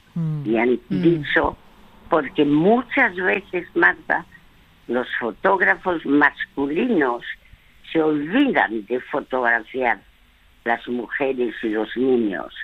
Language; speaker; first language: Spanish; early bilingual, other home language; French